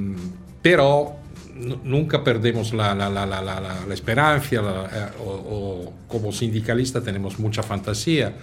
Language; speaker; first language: Spanish; non-native, fluent; Italian